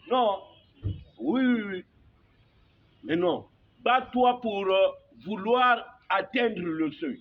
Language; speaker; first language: French; native; French